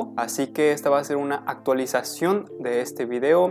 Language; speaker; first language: Spanish; native; Spanish